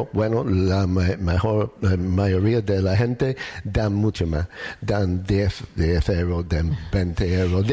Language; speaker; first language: Spanish; non-native, learner; English